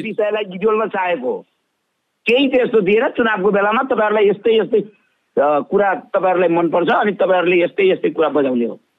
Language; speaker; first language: Nepali; non-native, local second language; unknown